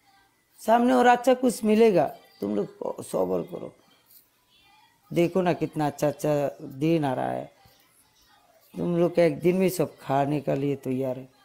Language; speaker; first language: Hindi; non-native, learner; Bangla